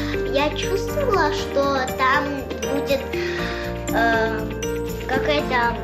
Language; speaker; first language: Russian; native; Russian